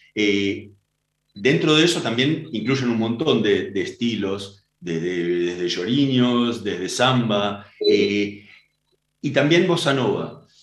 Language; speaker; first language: Spanish; native; Spanish